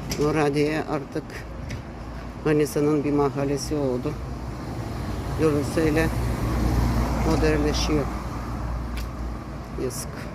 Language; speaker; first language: Turkish; early bilingual, heritage; Turkish